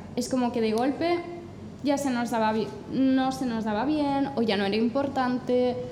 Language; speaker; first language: Spanish; non-native, fluent; English